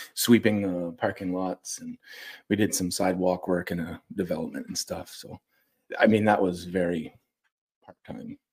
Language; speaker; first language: English; native; English